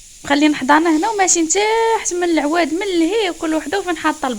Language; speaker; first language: Arabic; native; Arabic